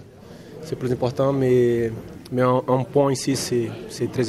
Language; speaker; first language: French; non-native, fluent; Czech